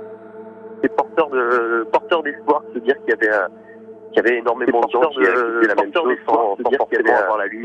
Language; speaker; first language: French; native; French